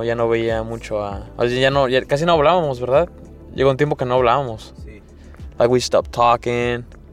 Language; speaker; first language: Spanish; early bilingual, heritage; Spanish